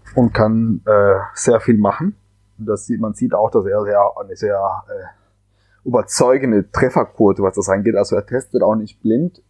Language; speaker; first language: German; non-native, fluent; Spanish